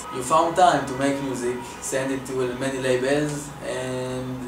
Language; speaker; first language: English; non-native, learner; Hebrew